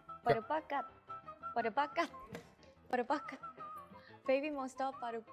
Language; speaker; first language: Indonesian; non-native, learner; Korean